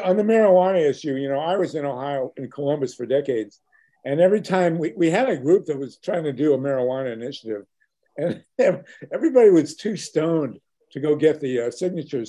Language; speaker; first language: English; native; English